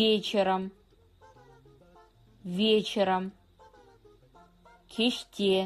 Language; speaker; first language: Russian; non-native, fluent; Kazakh